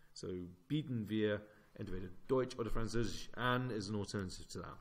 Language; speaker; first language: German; non-native, fluent; English